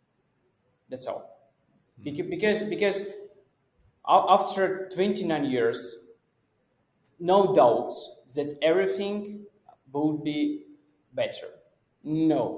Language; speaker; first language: English; non-native, fluent; Russian